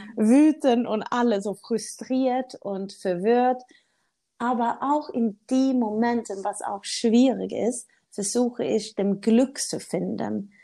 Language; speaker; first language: German; non-native, learner; Swedish